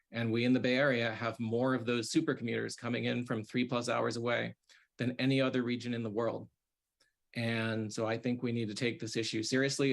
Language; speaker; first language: English; native; English